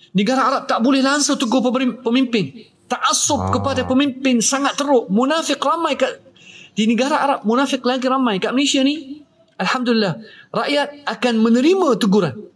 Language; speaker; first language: Malay; native; Malay